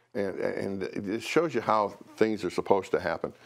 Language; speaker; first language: English; native; English